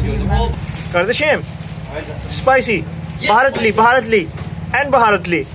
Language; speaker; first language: Turkish; non-native, learner; Urdu